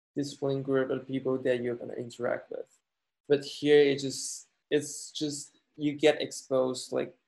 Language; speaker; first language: English; non-native, fluent; Chinese